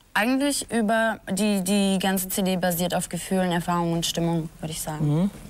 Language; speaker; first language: German; early bilingual, other home language; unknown